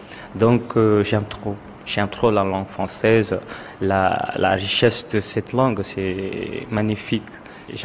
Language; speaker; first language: French; non-native, fluent; Tamil